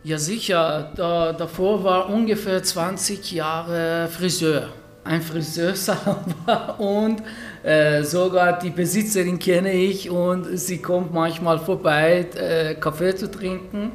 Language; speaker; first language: German; non-native, fluent; Persian